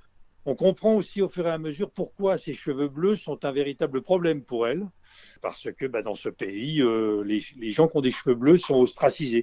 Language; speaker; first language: French; native; French